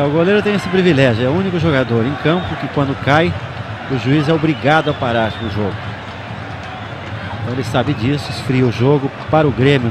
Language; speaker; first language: Portuguese; native; Portuguese